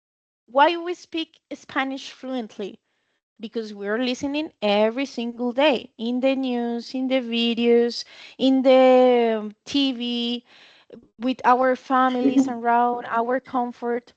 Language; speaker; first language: English; non-native, fluent; Spanish